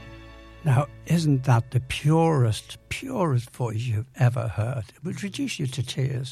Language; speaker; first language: English; native; English